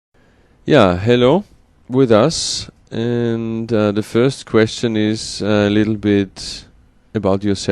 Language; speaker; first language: English; non-native, fluent; German